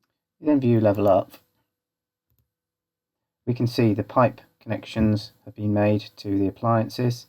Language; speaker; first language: English; native; English